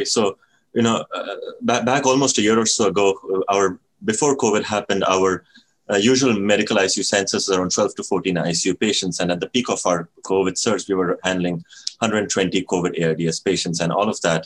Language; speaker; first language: English; non-native, local second language; Bangla